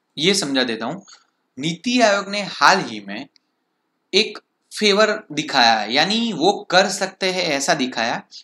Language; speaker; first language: Hindi; non-native, local second language; Gujarati